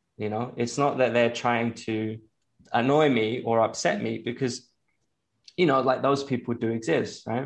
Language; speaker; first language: English; native; English